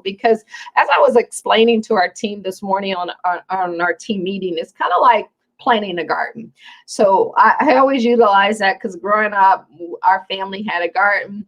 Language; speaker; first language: English; native; English